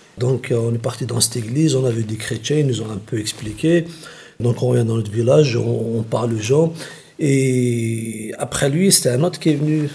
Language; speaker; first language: French; non-native, local second language; Kabyle